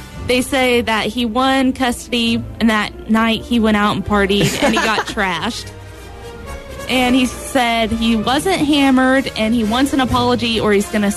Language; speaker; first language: English; native; English